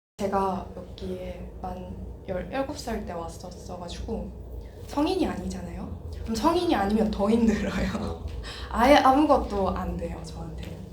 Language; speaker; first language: Korean; non-native, fluent; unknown